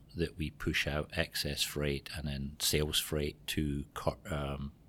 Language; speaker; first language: English; native; English